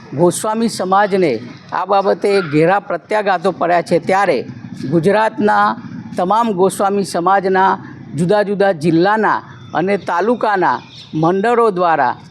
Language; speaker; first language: Gujarati; native; Gujarati